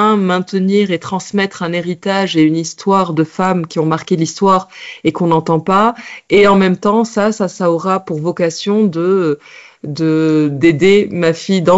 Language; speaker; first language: French; non-native, local second language; Arabic